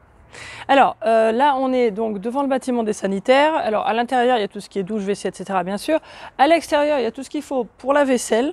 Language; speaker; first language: French; native; French